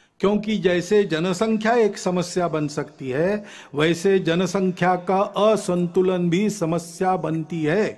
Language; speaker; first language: Hindi; non-native, local second language; Marathi